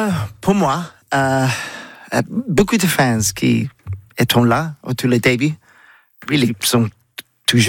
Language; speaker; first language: French; non-native, learner; English